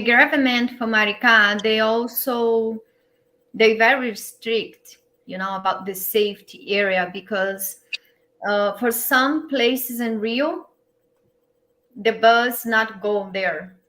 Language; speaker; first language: English; non-native, learner; Portuguese